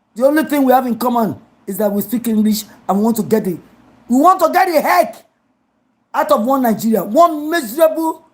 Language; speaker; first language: English; non-native, local second language; Yoruba